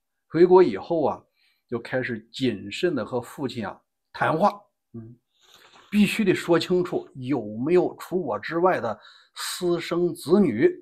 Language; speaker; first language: Chinese; native; Chinese